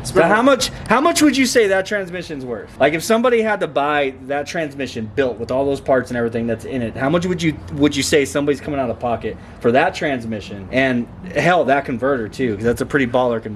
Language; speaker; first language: English; native; English